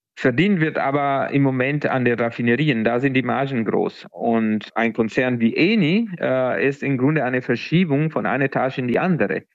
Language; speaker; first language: German; non-native, fluent; Italian